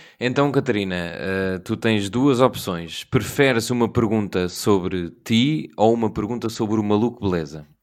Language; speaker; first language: Portuguese; native; Portuguese